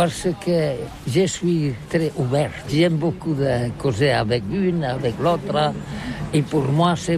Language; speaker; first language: French; non-native, learner; Catalan